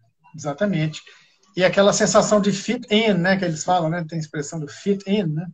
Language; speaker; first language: Portuguese; native; Portuguese